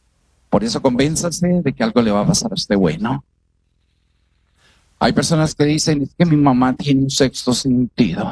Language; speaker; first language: Spanish; native; Spanish